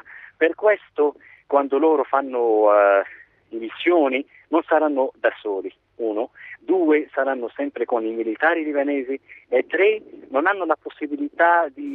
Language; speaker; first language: Italian; non-native, fluent; Arabic